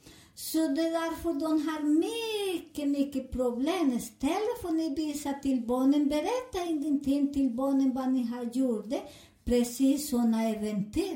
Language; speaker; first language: Swedish; non-native, learner; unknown